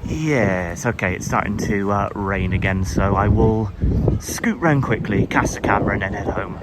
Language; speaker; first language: English; native; English